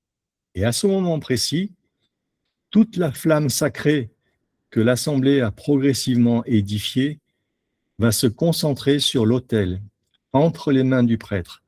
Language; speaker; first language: French; native; French